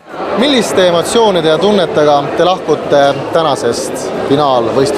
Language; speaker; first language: Estonian; native; Estonian